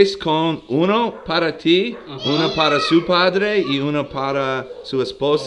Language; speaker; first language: Spanish; non-native, learner; English